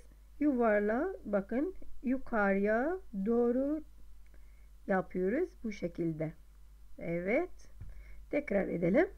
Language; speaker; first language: Turkish; non-native, fluent; Arabic